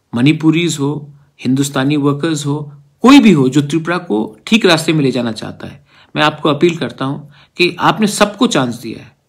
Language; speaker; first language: Hindi; non-native, local second language; Kok Borok